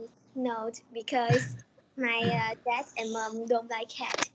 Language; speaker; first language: English; non-native, learner; Vietnamese